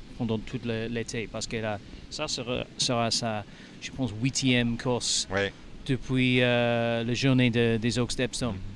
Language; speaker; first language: French; non-native, learner; English